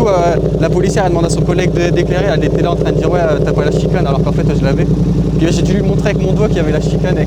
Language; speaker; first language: French; native; French